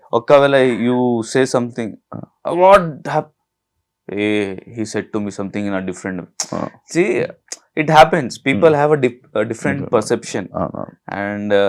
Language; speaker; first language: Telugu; non-native, learner; Hindi